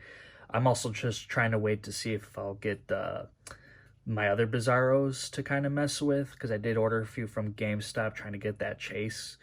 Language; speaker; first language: English; native; English